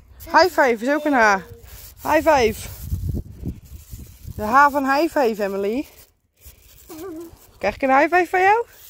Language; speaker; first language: Dutch; native; Dutch